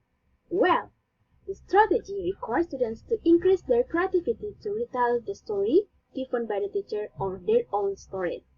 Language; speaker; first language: English; non-native, learner; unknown